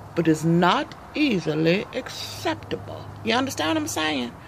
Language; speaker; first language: English; native; English